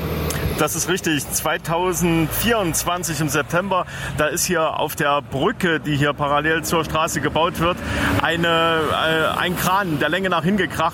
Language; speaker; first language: German; native; German